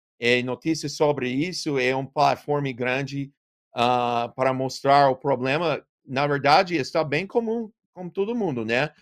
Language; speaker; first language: Portuguese; non-native, learner; English